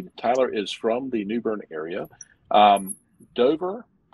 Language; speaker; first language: English; native; English